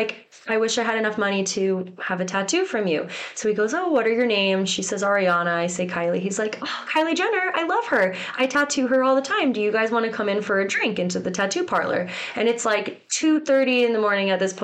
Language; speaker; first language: English; native; English